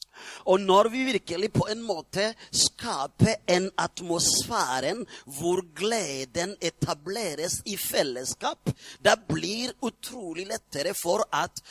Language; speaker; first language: Norwegian; non-native, fluent; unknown